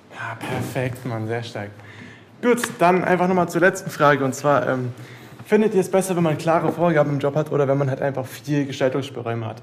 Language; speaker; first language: German; native; German